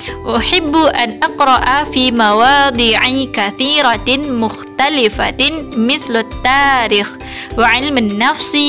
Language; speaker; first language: Arabic; non-native, learner; Indonesian